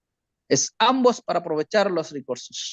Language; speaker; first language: Spanish; non-native, learner; Bangla